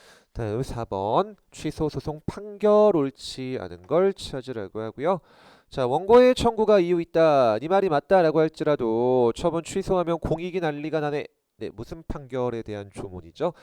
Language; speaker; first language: Korean; native; Korean